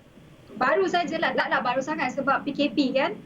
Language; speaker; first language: Malay; native; Malay